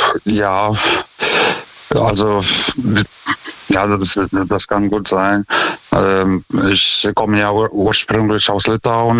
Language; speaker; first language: German; native; German